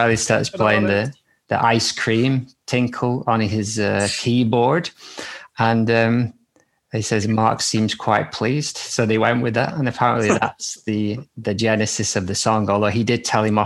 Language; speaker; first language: English; native; English